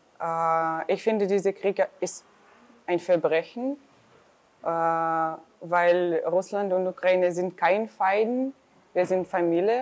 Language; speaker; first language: German; non-native, learner; Russian